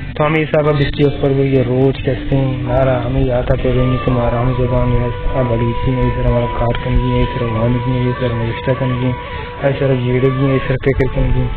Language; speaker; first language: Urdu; non-native, local second language; Baluchi